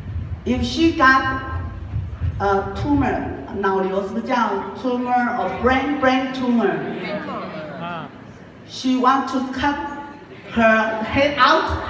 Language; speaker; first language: English; non-native, learner; Japanese